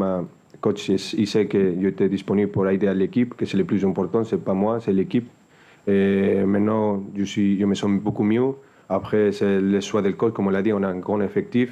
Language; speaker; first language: French; non-native, fluent; Spanish